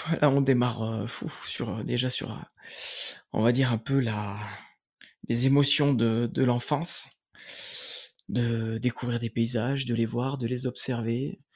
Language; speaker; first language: French; native; French